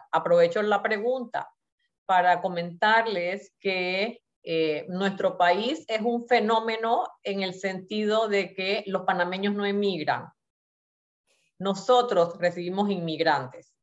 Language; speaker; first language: Spanish; native; Spanish